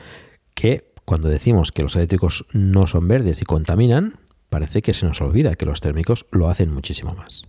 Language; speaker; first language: Spanish; native; Spanish